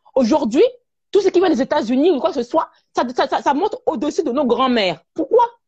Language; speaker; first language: French; native; French